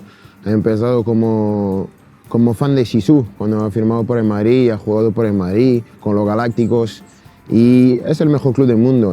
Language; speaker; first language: Spanish; non-native, fluent; French